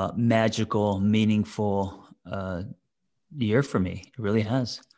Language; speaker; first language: English; native; English